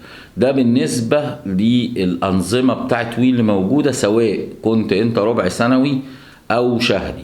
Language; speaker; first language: Arabic; native; Arabic